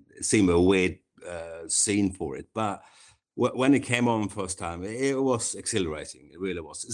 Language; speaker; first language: English; non-native, fluent; Swedish